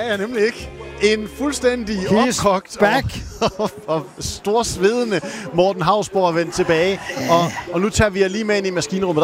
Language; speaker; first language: Danish; native; Danish